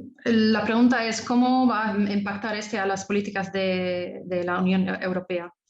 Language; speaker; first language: Spanish; non-native, fluent; Arabic